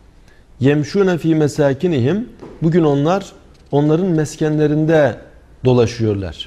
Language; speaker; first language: Turkish; native; Turkish